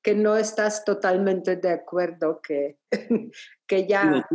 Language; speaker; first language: Spanish; non-native, fluent; Polish